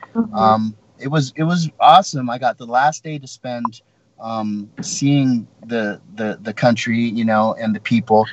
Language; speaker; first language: English; native; English